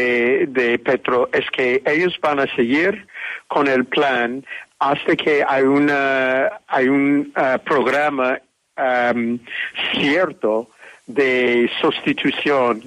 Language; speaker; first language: Spanish; non-native, fluent; English